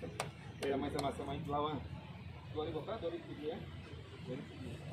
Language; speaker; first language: Indonesian; non-native, fluent; Portuguese